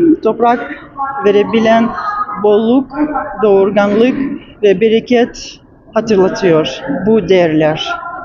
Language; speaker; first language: Turkish; non-native, learner; Russian